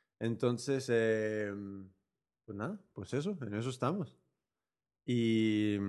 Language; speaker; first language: Spanish; native; Spanish